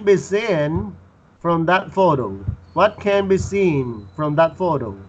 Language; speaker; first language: English; non-native, fluent; Spanish